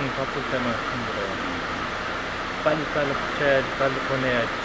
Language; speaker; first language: Korean; non-native, learner; Kyrgyz